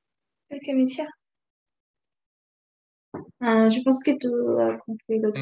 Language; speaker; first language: French; native; French